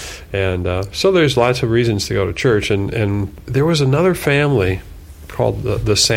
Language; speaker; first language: English; native; English